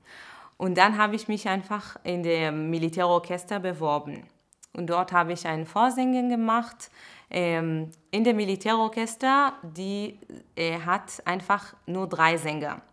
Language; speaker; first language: German; non-native, fluent; Hebrew